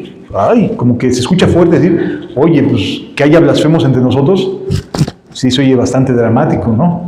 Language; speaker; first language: Spanish; native; Spanish